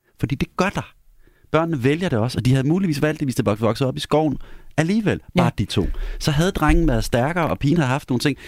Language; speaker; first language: Danish; native; Danish